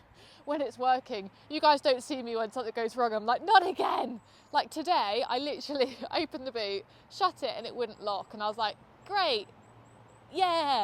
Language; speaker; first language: English; native; English